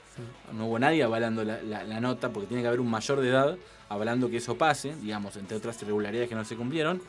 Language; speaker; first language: Spanish; native; Spanish